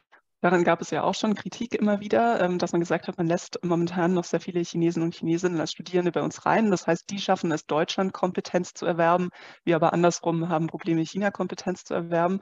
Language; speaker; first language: German; native; German